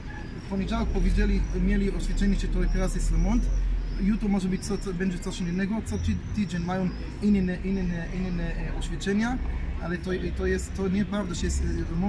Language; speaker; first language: Polish; non-native, learner; Hebrew